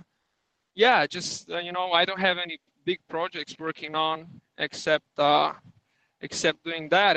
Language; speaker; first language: English; non-native, fluent; Serbian